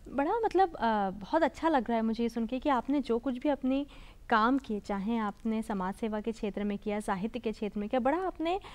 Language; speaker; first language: Hindi; native; Hindi